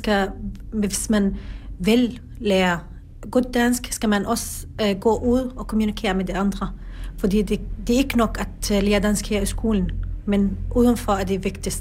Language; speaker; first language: Danish; non-native, learner; Arabic